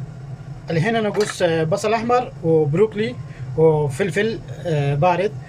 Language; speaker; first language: Arabic; non-native, learner; Urdu